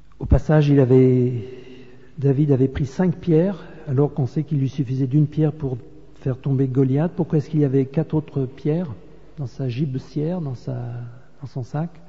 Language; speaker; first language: French; native; French